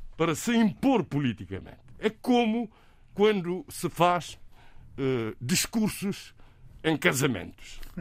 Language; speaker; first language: Portuguese; non-native, local second language; Kabuverdianu